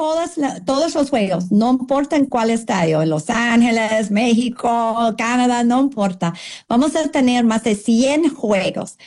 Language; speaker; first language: Spanish; non-native, fluent; English